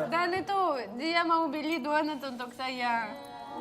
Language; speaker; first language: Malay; non-native, learner; Russian